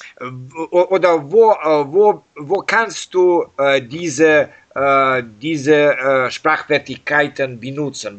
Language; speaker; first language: German; non-native, learner; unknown